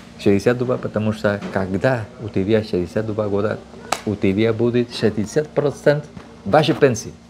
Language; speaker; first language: Russian; non-native, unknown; Spanish